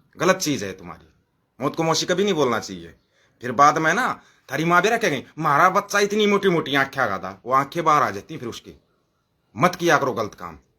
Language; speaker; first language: Hindi; native; Hindi